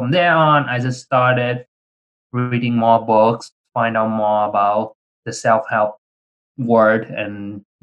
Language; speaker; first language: English; early bilingual, other home language; Vietnamese